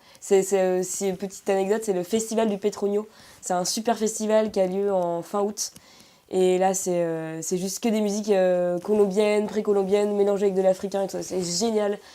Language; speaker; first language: French; native; French